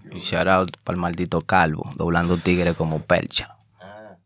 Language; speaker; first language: Spanish; native; Spanish